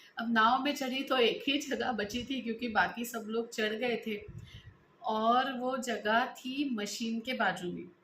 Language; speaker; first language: Hindi; non-native, local second language; Marathi